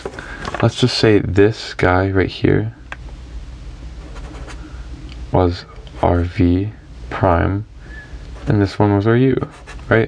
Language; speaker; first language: English; native; English